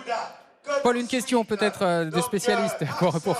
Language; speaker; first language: French; native; French